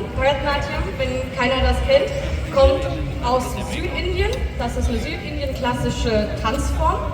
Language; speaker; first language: German; non-native, fluent; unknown